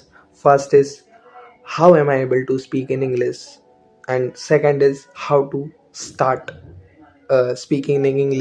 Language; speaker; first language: English; non-native, learner; Hindi